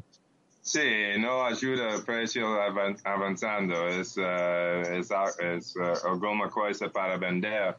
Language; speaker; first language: Portuguese; non-native, learner; English